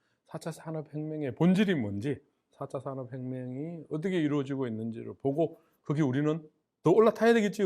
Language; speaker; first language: Korean; native; Korean